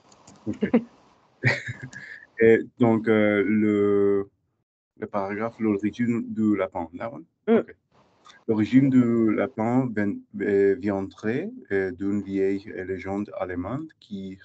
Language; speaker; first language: French; non-native, learner; English